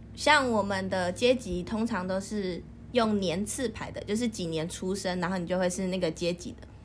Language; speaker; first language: Chinese; native; Chinese